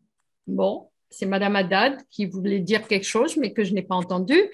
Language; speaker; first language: French; native; French